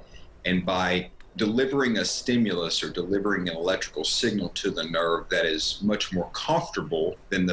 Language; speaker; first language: English; native; English